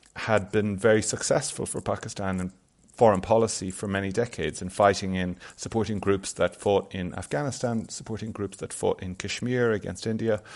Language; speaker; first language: English; native; English